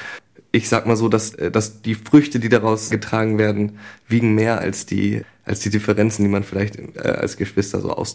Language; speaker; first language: German; native; German